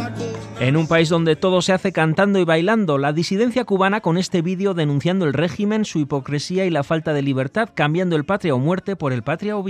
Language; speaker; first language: Spanish; native; Spanish